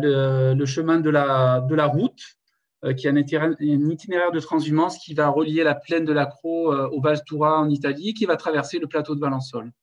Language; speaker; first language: French; native; French